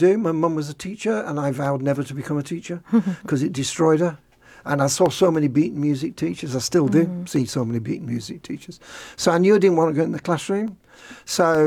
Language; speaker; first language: English; native; English